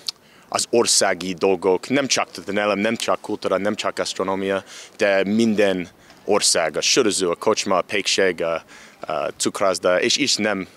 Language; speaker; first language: Hungarian; non-native, learner; English